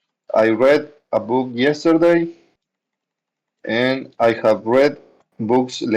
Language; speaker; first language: English; non-native, learner; Spanish